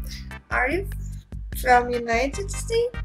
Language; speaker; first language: English; non-native, learner; Indonesian